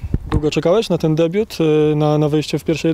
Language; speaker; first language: Polish; native; Polish